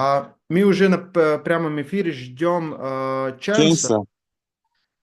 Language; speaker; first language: Russian; non-native, learner; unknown